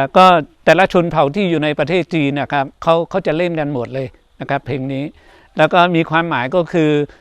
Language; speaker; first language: Thai; non-native, local second language; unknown